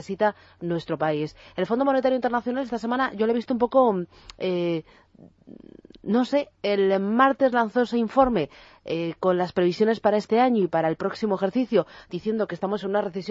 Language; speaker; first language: Spanish; native; Spanish